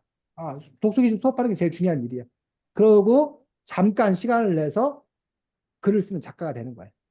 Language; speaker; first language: Korean; native; Korean